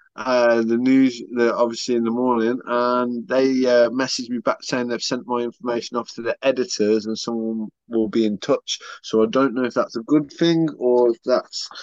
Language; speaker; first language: English; early bilingual, other home language; Spanish